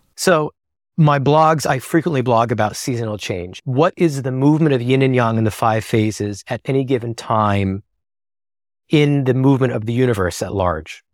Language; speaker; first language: English; native; English